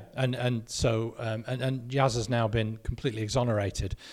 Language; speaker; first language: English; native; English